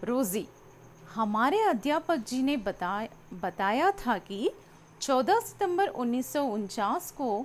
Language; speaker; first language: Hindi; non-native, local second language; Telugu